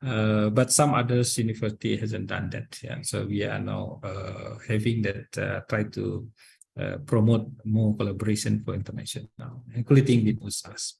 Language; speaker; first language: English; non-native, learner; Indonesian